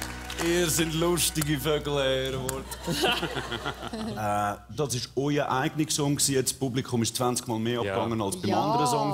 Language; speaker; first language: German; native; German